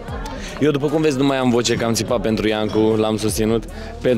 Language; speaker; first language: Romanian; native; Romanian